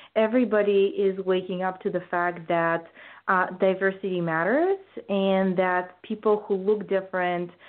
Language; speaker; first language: English; non-native, fluent; Bulgarian